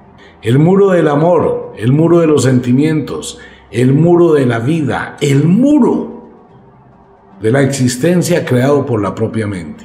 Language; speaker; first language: Spanish; native; Spanish